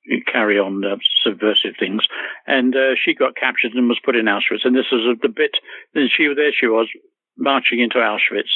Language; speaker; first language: English; native; English